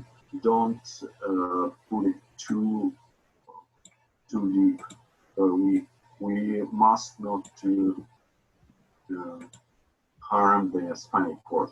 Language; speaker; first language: English; non-native, fluent; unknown